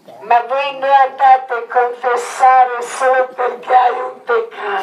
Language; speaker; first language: Italian; non-native, learner; Croatian